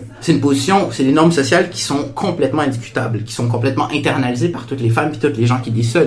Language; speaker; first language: French; native; French